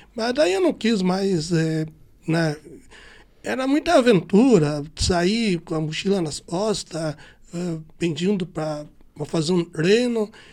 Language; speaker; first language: Portuguese; native; Portuguese